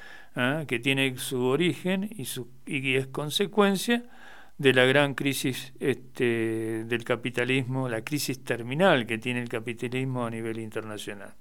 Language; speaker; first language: Spanish; native; Spanish